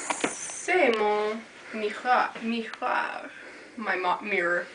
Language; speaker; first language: French; non-native, learner; English